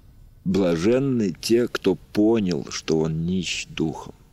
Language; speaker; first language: Russian; native; Russian